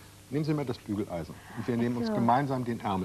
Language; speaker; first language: German; native; German